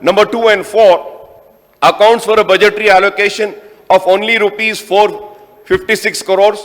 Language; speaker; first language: English; non-native, local second language; Urdu